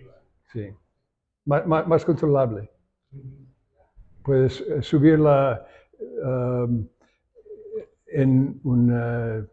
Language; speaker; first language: Spanish; non-native, learner; English